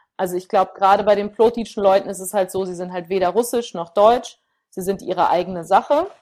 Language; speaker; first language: German; early bilingual, other home language; Plautdietsch